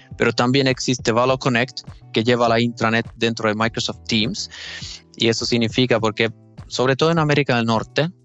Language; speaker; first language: Spanish; non-native, fluent; Finnish